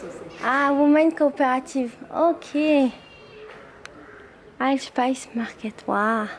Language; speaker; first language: English; non-native, learner; French